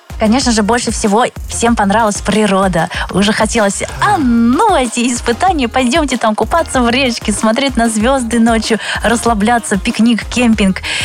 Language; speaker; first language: Russian; early bilingual, other home language; Chinese